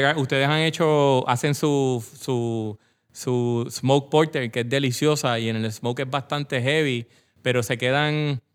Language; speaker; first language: Spanish; native; Spanish